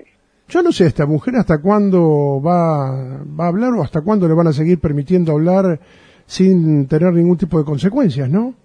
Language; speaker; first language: Spanish; native; Spanish